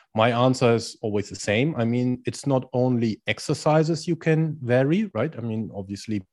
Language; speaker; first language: English; non-native, fluent; German